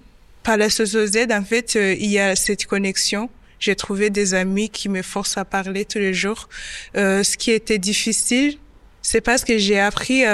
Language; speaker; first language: French; non-native, local second language; Kinyarwanda